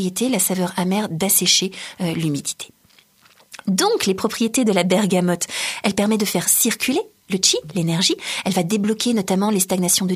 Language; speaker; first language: French; native; French